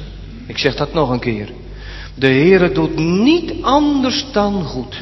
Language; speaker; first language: Dutch; native; Dutch